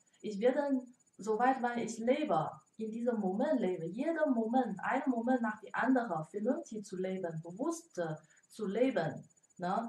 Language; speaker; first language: German; non-native, learner; Chinese